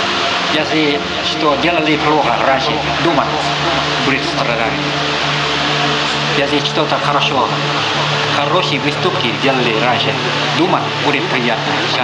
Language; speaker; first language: Russian; non-native, learner; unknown